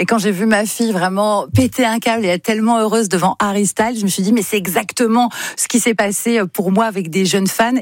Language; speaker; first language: French; native; French